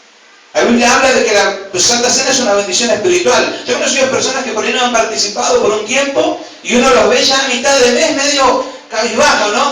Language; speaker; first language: Spanish; native; Spanish